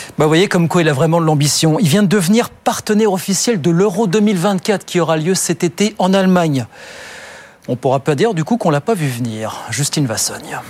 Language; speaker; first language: French; native; French